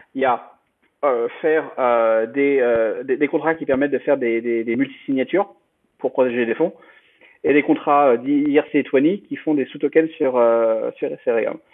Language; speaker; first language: French; native; French